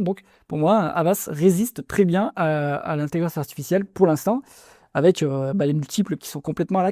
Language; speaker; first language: French; native; French